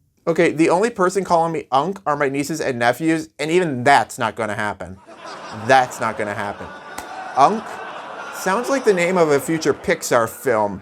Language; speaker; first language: English; native; English